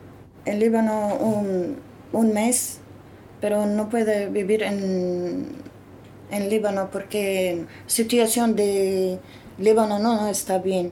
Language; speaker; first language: Spanish; non-native, learner; Arabic